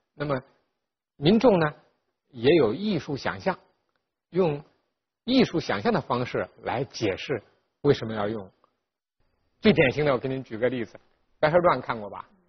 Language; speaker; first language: Chinese; native; Chinese